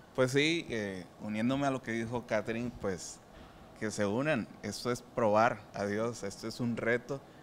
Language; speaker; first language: Spanish; native; Spanish